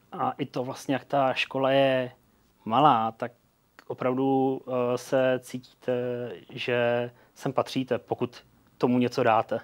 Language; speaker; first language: Czech; early bilingual, other home language; Polish